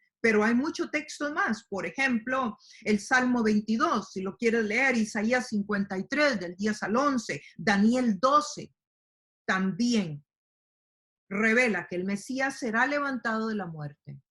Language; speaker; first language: Spanish; native; Spanish